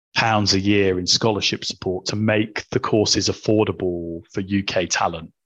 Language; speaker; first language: English; native; English